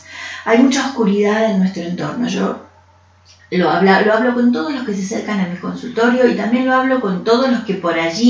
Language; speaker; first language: Spanish; native; Spanish